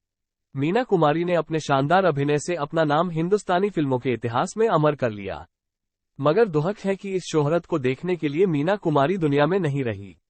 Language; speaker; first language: Hindi; native; Hindi